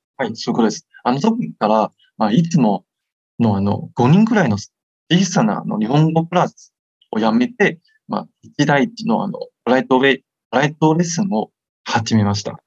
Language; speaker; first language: Japanese; non-native, fluent; Chinese